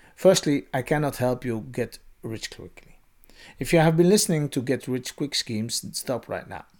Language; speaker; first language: English; non-native, fluent; Dutch